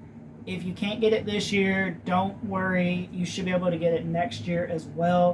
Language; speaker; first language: English; native; English